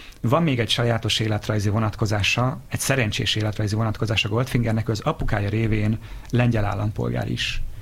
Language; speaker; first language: Hungarian; native; Hungarian